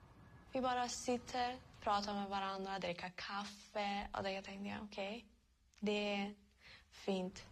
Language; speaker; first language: Swedish; non-native, learner; Persian